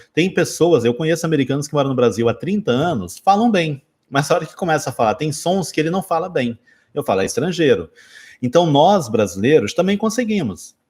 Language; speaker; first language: Portuguese; native; Portuguese